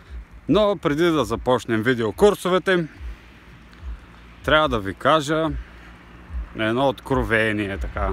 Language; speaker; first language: Bulgarian; native; Bulgarian